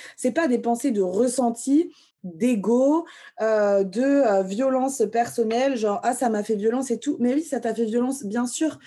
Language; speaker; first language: French; early bilingual, other home language; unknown